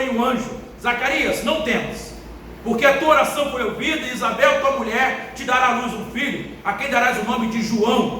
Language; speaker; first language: Portuguese; native; Portuguese